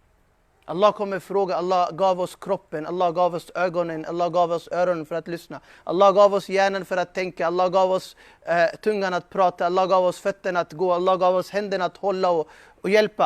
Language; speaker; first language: Swedish; non-native, fluent; Urdu